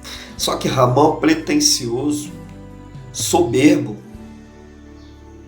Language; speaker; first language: Portuguese; native; Portuguese